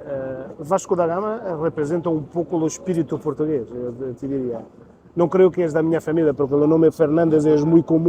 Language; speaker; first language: Spanish; non-native, learner; Portuguese